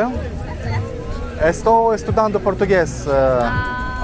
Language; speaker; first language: Portuguese; non-native, learner; Russian